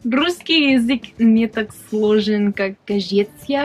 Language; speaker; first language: Russian; non-native, learner; English